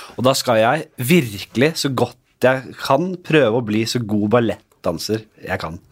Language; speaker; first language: Norwegian; native; Norwegian